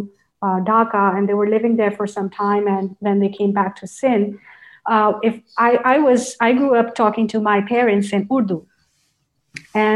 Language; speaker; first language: English; non-native, local second language; Urdu